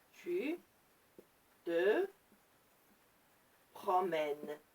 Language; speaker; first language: French; non-native, local second language; Arabic